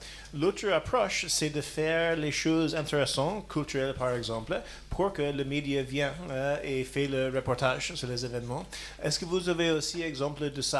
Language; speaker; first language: French; non-native, fluent; English